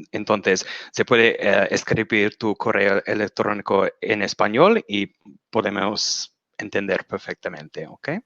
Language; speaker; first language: Spanish; non-native, learner; English